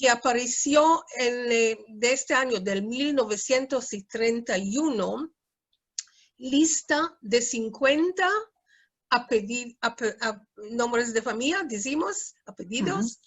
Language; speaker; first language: Spanish; early bilingual, heritage; Spanish